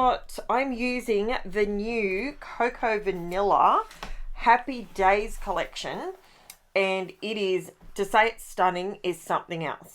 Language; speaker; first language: English; native; English